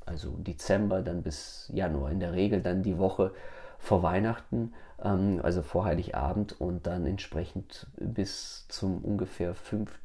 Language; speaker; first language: German; early bilingual, other home language; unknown